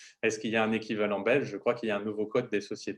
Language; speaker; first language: French; native; French